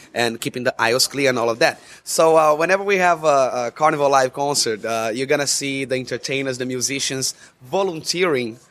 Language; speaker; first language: English; non-native, fluent; Portuguese